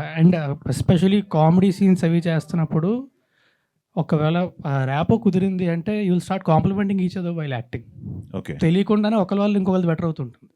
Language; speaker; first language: Telugu; native; Telugu